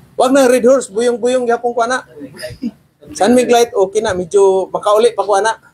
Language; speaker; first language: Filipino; non-native, local second language; Cebuano